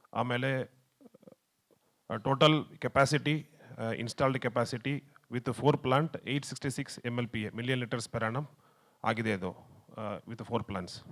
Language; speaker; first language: Kannada; non-native, learner; Tamil